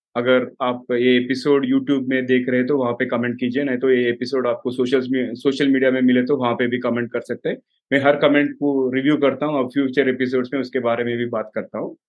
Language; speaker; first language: Hindi; non-native, local second language; Telugu